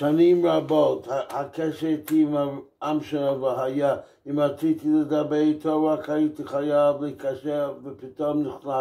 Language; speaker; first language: Hebrew; non-native, fluent; English